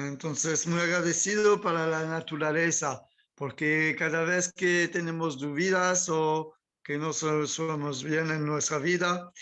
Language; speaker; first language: Spanish; non-native, learner; French